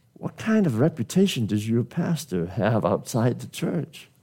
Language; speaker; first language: English; native; English